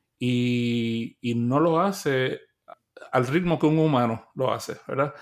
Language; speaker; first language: Spanish; native; Spanish